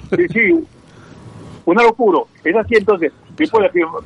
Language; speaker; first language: Spanish; non-native, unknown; French